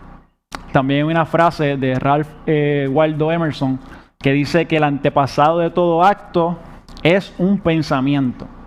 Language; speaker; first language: Spanish; native; Spanish